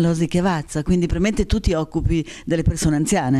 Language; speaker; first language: Italian; native; Italian